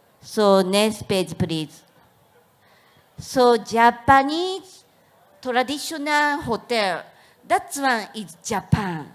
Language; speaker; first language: English; non-native, learner; Japanese